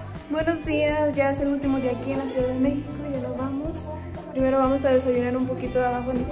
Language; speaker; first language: Spanish; early bilingual, heritage; Spanish